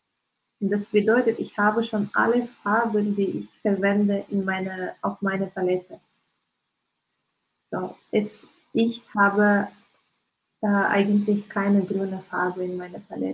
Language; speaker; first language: German; non-native, learner; Russian